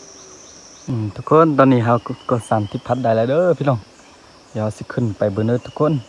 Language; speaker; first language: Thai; non-native, local second language; Lahu